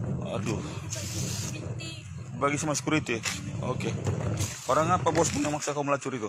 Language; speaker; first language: Indonesian; native; Indonesian